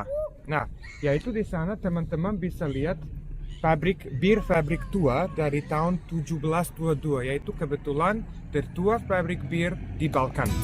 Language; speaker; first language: Indonesian; non-native, fluent; Serbian